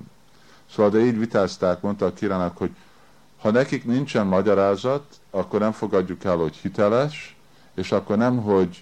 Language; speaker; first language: Hungarian; early bilingual, heritage; Hungarian